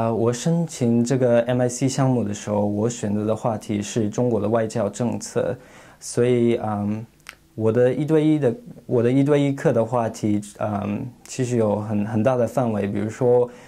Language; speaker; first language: Chinese; non-native, fluent; English